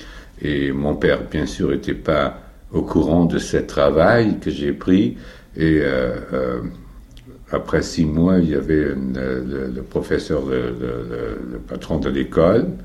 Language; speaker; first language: French; non-native, fluent; German